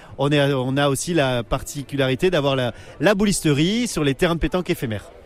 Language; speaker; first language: French; native; French